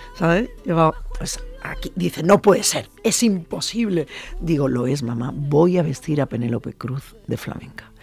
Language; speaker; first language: Spanish; native; Spanish